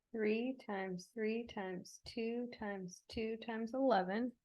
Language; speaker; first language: English; native; English